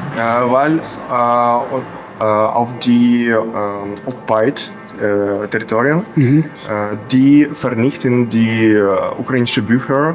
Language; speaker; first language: German; non-native, fluent; Ukrainian